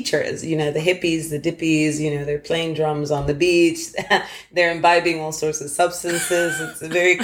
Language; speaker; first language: English; non-native, local second language; Yoruba